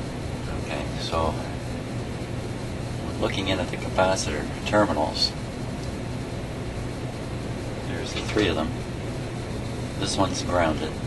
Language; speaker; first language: English; native; English